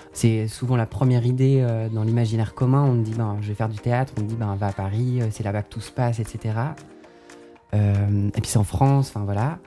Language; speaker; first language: French; native; French